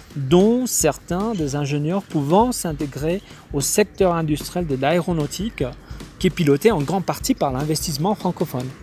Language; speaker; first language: French; non-native, fluent; Spanish